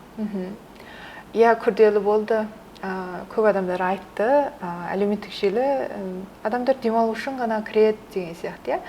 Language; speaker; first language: Kazakh; early bilingual, heritage; Kazakh